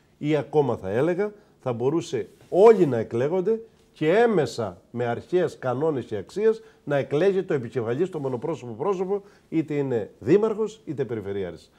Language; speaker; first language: Greek; native; Greek